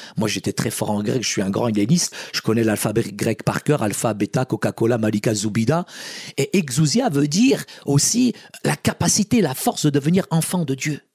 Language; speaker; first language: French; early bilingual, other home language; Arabic